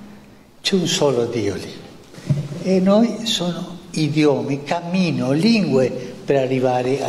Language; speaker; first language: Italian; non-native, fluent; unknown